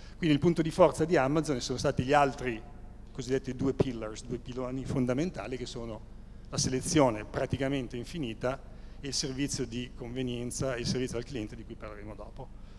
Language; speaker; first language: Italian; native; Italian